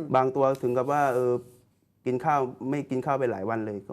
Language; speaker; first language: Thai; native; Thai